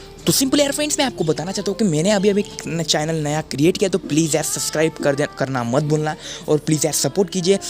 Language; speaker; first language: Hindi; non-native, local second language; Marathi